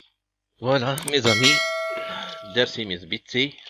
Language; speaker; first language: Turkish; non-native, fluent; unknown